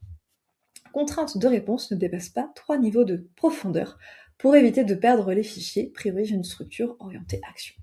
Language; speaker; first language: French; native; French